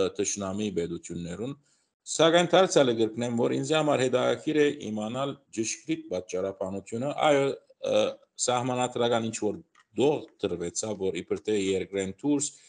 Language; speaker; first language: Armenian; early bilingual, heritage; Armenian